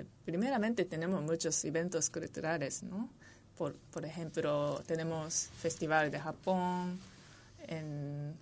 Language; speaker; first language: Spanish; non-native, fluent; Japanese